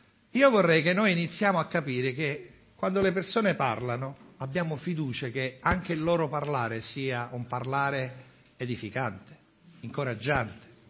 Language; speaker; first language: Italian; native; Italian